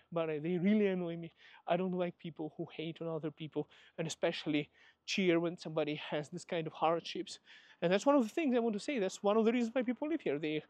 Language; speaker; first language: English; non-native, fluent; Russian